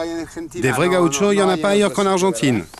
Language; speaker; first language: French; native; French